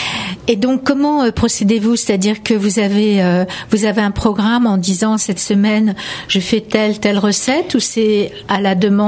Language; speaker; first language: French; native; French